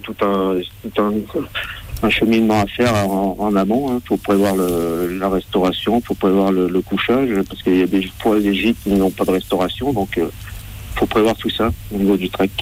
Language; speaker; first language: French; native; French